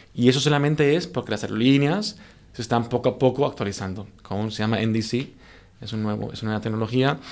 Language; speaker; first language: Spanish; native; Spanish